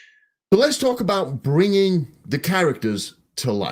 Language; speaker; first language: English; native; English